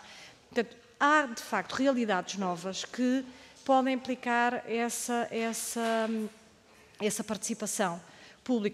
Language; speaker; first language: Portuguese; native; Portuguese